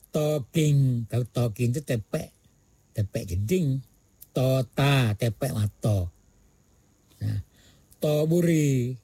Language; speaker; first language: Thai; non-native, local second language; Pattani Malay